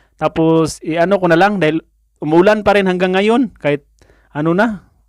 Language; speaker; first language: Filipino; non-native, local second language; Cebuano